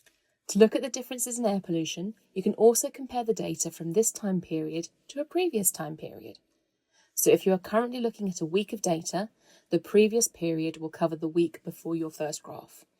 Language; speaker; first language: English; native; English